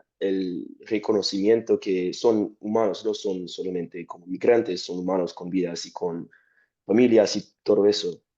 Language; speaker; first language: Spanish; non-native, fluent; English